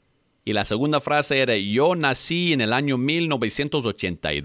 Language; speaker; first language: Spanish; non-native, fluent; English